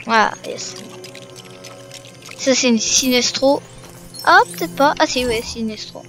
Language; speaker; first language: French; native; French